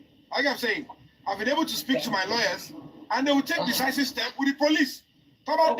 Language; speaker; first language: English; non-native, local second language; Yoruba